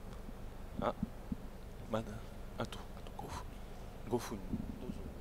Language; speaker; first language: Japanese; non-native, fluent; French